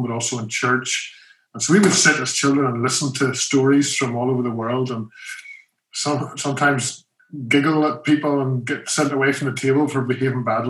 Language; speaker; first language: English; native; English